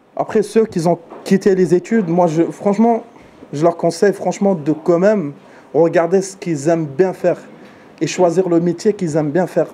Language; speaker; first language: French; early bilingual, other home language; Arabic